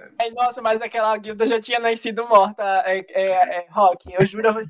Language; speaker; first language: Portuguese; native; Portuguese